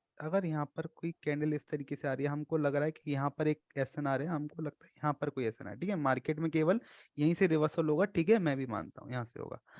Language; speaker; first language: Hindi; native; Hindi